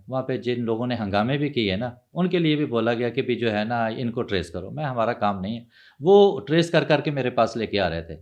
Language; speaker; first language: Urdu; non-native, local second language; Punjabi